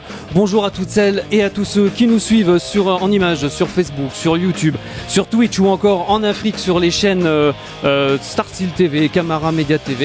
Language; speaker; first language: French; native; French